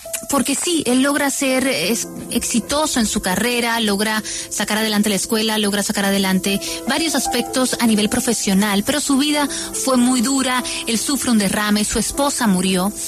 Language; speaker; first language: Spanish; native; Spanish